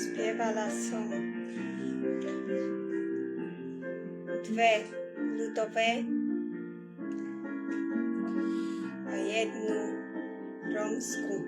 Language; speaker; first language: Slovak; non-native, local second language; Hungarian